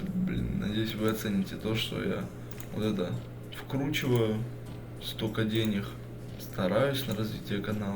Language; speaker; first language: Russian; native; Russian